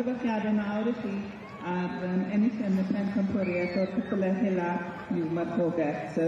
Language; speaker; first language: Welsh; non-native, learner; English